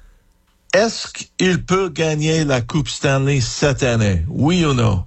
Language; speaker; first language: French; non-native, fluent; English